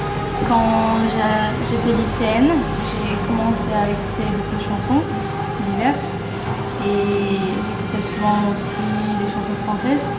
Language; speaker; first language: French; non-native, fluent; Korean